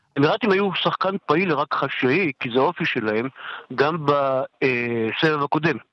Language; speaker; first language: Hebrew; native; Hebrew